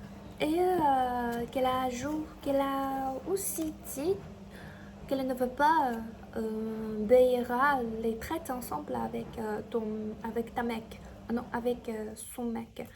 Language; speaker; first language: French; non-native, learner; Chinese